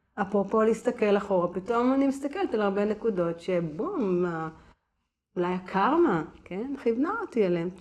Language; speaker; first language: Hebrew; native; Hebrew